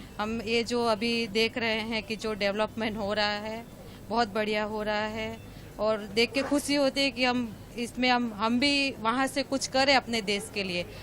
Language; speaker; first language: Hindi; native; Hindi